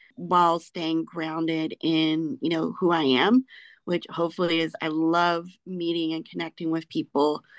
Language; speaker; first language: English; native; English